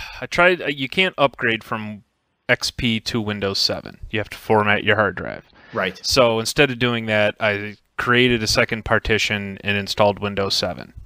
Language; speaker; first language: English; native; English